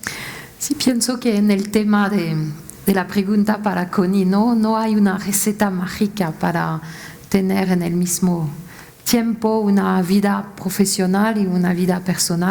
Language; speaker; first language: Spanish; non-native, fluent; French